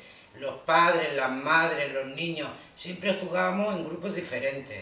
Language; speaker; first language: Spanish; native; Spanish